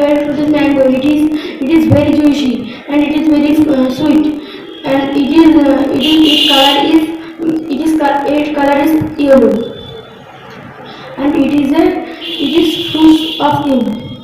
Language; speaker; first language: English; non-native, learner; Bangla